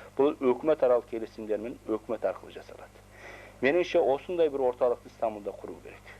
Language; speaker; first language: Kazakh; early bilingual, heritage; Kazakh